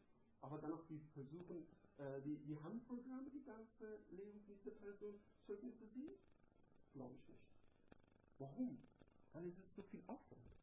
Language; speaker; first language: German; non-native, learner; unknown